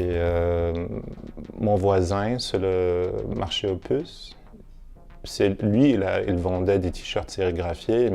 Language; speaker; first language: French; non-native, fluent; German